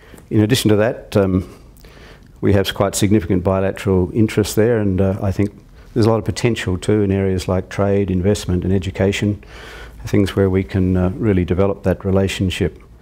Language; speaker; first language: English; native; English